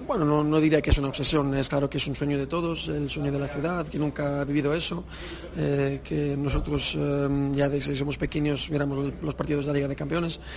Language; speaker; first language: Spanish; early bilingual, heritage; Spanish